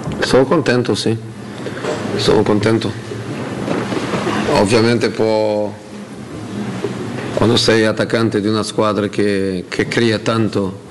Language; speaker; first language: Italian; non-native, fluent; Portuguese